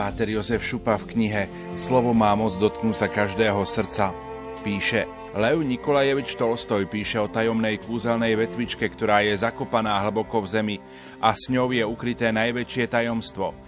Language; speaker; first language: Slovak; native; Slovak